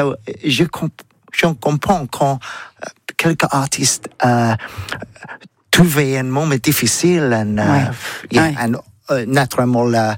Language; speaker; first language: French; non-native, learner; English